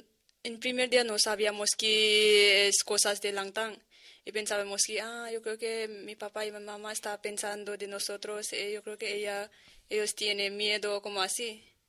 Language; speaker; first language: Spanish; non-native, learner; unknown